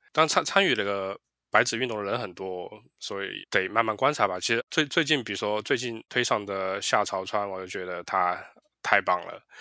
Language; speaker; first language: Chinese; native; Chinese